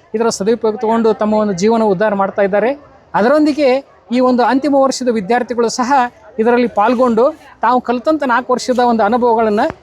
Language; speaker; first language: Kannada; native; Kannada